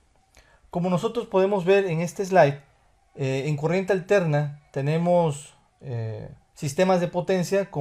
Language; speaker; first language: Spanish; native; Spanish